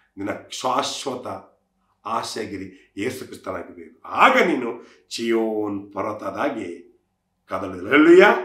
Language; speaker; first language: Kannada; non-native, local second language; Tulu